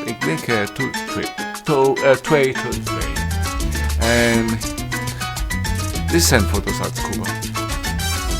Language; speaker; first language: Dutch; non-native, learner; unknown